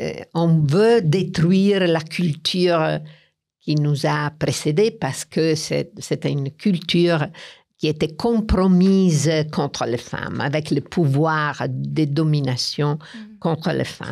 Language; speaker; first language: French; non-native, fluent; Italian